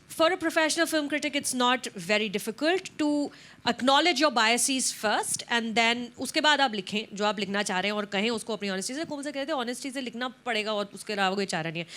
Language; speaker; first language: Hindi; native; Hindi